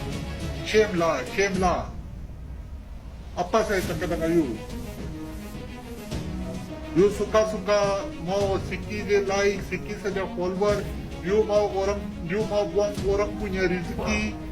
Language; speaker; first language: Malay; non-native, learner; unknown